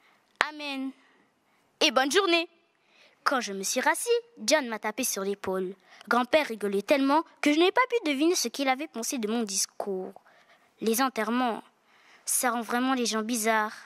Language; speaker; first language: French; native; French